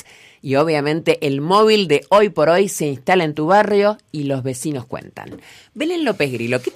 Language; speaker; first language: Spanish; native; Spanish